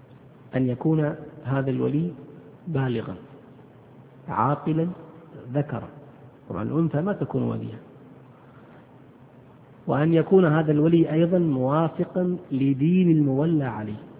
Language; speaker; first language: Arabic; native; Arabic